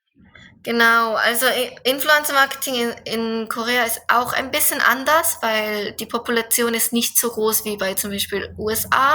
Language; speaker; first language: German; non-native, fluent; Korean